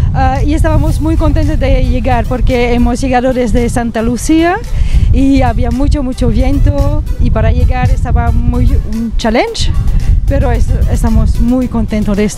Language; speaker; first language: Spanish; non-native, learner; French